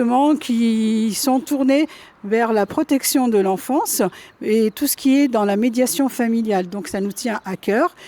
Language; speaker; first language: French; native; French